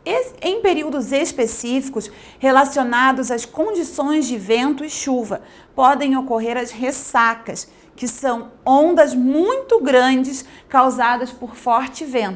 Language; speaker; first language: Portuguese; native; Portuguese